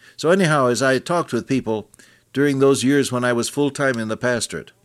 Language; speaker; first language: English; native; English